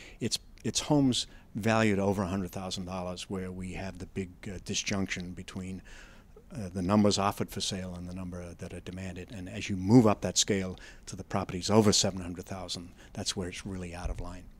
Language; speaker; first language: English; native; English